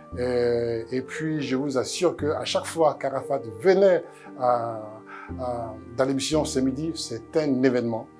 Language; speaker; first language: French; early bilingual, other home language; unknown